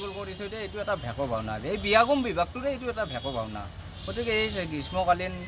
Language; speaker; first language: Assamese; native; Assamese